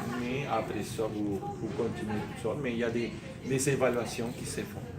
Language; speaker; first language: French; native; French